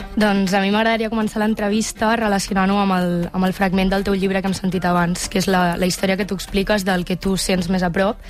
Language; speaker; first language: Catalan; native; Catalan